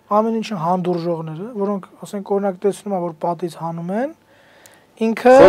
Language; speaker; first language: Armenian; native; Armenian